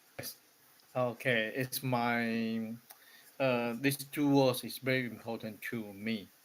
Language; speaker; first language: English; non-native, learner; Chinese